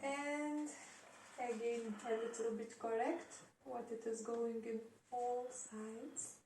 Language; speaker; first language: English; non-native, learner; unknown